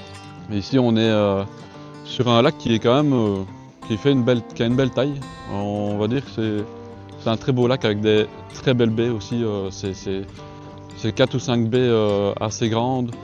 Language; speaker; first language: French; native; French